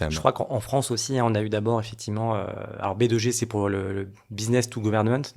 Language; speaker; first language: French; native; French